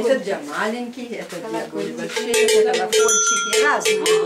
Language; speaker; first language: Russian; non-native, fluent; Albanian